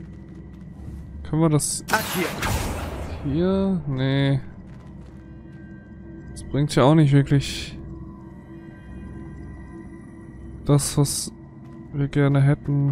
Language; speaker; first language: German; native; German